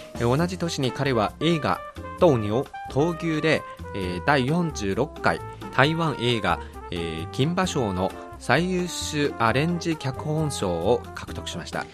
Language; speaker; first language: Japanese; non-native, fluent; Chinese